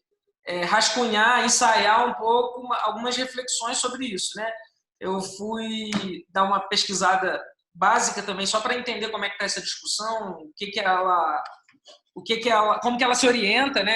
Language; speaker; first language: Portuguese; native; Portuguese